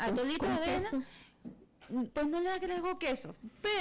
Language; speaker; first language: Spanish; native; Spanish